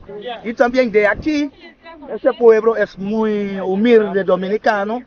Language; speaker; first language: Spanish; non-native, learner; Haitian Creole